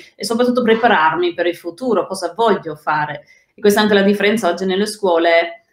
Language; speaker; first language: Italian; non-native, fluent; Dutch